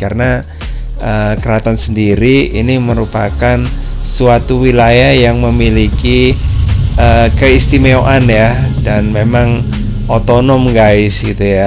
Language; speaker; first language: Indonesian; native; Indonesian